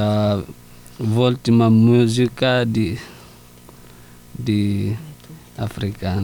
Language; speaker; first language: Italian; non-native, learner; Susu